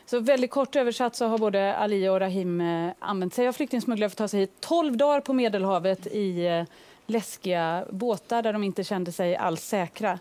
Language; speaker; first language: Swedish; native; Swedish